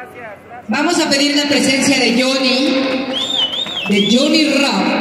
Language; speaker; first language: Spanish; native; Spanish